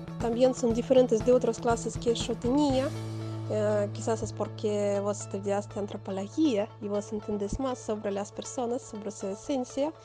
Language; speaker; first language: Spanish; non-native, fluent; Russian